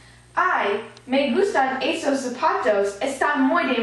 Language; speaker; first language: Spanish; non-native, learner; English